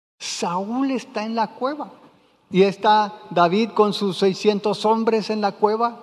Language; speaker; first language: Spanish; native; Spanish